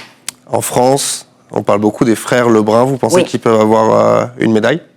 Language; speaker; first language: French; native; French